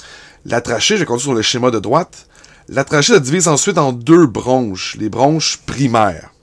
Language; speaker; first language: French; native; French